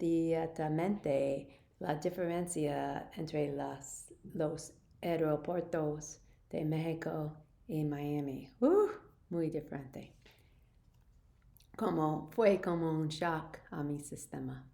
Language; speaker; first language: Spanish; non-native, learner; English